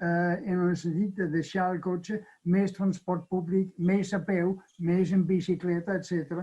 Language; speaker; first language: Catalan; non-native, fluent; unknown